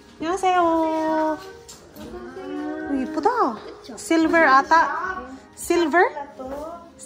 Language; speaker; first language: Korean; non-native, learner; Filipino